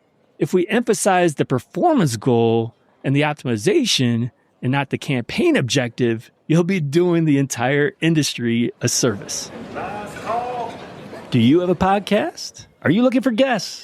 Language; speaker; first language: English; native; English